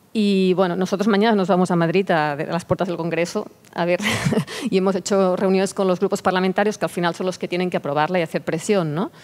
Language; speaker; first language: Spanish; non-native, local second language; Catalan